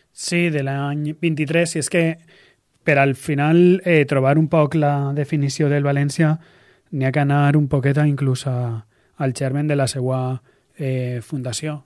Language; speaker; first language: Catalan; native; Catalan